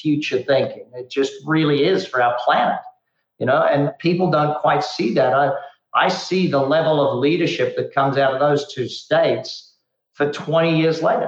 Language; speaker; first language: English; native; English